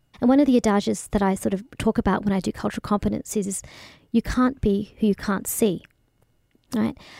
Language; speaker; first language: English; early bilingual, other home language; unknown